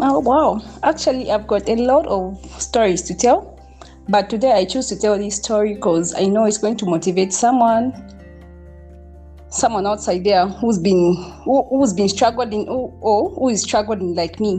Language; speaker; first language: English; non-native, local second language; Bemba